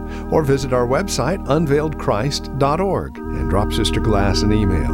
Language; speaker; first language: English; native; English